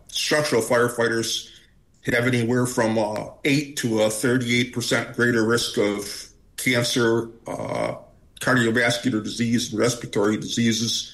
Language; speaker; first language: English; native; English